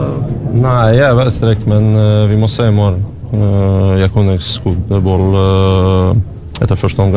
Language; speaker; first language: Norwegian; non-native, learner; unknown